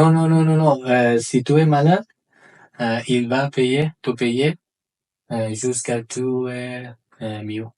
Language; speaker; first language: French; non-native, learner; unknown